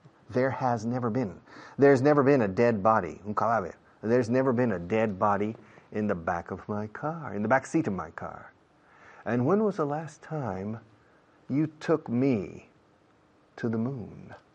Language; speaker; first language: English; native; English